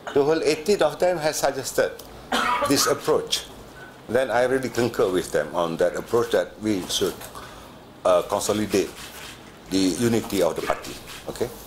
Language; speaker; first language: English; non-native, local second language; Malay